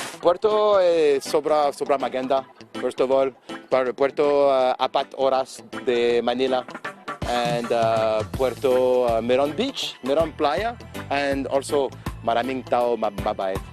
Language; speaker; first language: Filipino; non-native, learner; English